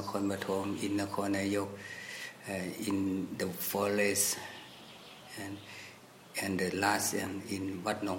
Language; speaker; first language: English; non-native, learner; Thai